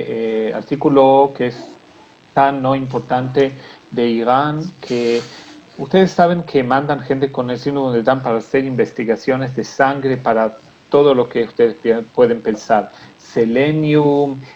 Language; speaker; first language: Spanish; non-native, fluent; Hebrew